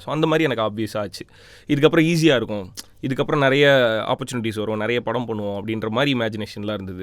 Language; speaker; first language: Tamil; native; Tamil